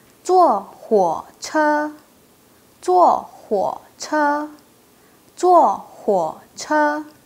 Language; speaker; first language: Chinese; non-native, fluent; Indonesian